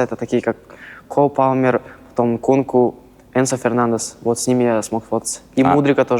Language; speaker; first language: Russian; native; Russian